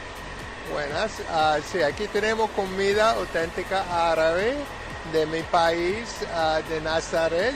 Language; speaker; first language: Spanish; non-native, fluent; Arabic